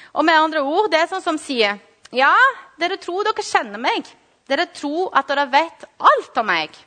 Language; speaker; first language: Norwegian; non-native, fluent; Portuguese